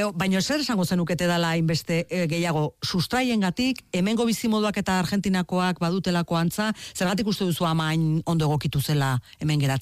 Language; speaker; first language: Basque; native; Basque